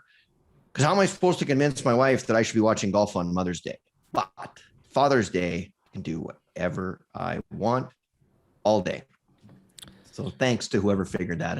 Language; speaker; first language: English; native; English